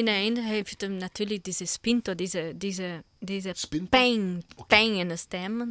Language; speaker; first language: Dutch; non-native, learner; Portuguese